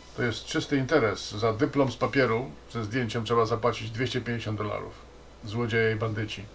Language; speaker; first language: Polish; native; Polish